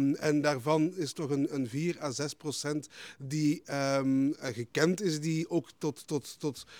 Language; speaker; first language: Dutch; native; Dutch